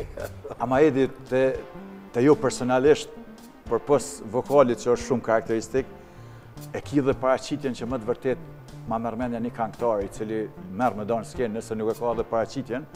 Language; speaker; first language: Albanian; native; Albanian